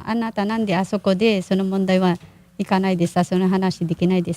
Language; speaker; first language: Japanese; non-native, learner; Filipino